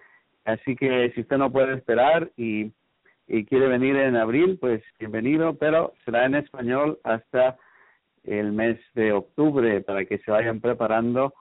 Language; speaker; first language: Spanish; native; Spanish